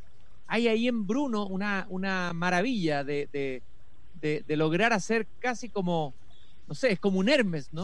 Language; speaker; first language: Spanish; native; Spanish